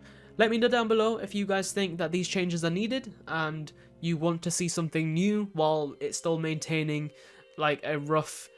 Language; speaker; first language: English; native; English